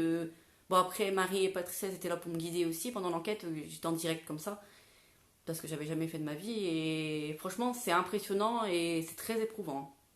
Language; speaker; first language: French; native; French